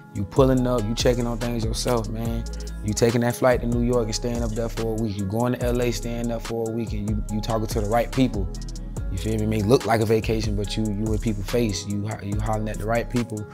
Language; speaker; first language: English; native; English